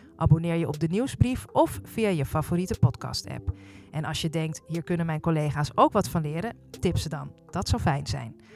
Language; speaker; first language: Dutch; native; Dutch